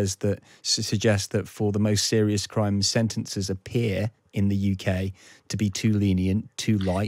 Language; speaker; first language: English; native; English